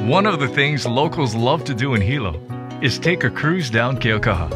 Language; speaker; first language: English; native; English